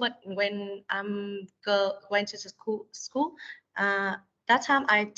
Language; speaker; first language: English; non-native, learner; Vietnamese